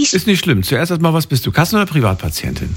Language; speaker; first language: German; native; German